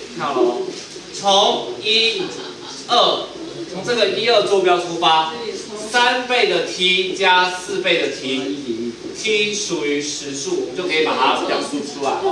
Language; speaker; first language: Chinese; native; Chinese